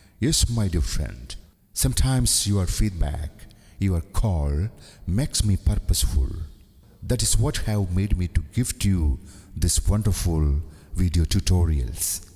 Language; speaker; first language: English; non-native, local second language; Malayalam